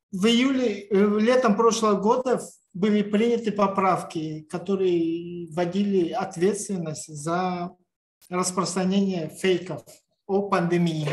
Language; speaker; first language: Russian; non-native, local second language; Tajik